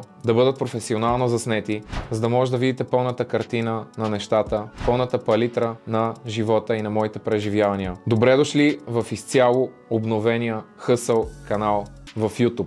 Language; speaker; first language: Bulgarian; native; Bulgarian